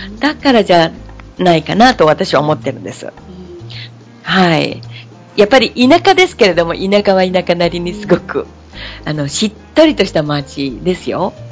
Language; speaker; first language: Japanese; native; Japanese